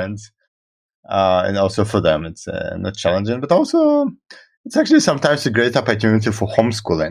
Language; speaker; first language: English; non-native, fluent; Russian